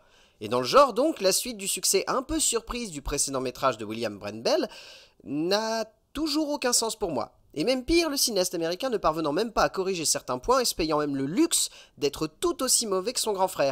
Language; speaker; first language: French; native; French